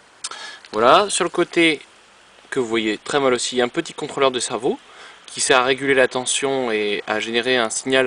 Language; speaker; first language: French; native; French